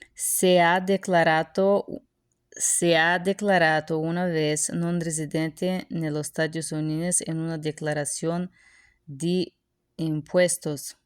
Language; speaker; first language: Spanish; non-native, fluent; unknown